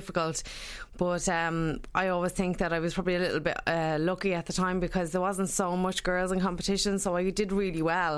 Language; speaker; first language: English; native; English